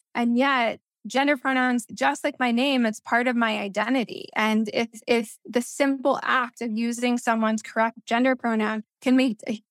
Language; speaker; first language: English; early bilingual, other home language; Spanish